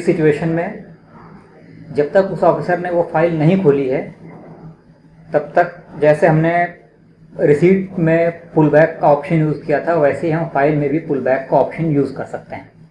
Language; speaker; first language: Hindi; native; Hindi